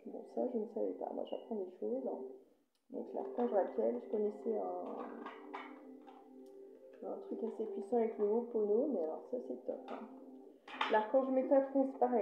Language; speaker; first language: French; native; French